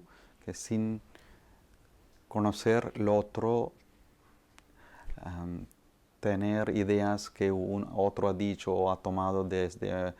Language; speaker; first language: Spanish; non-native, fluent; Malayalam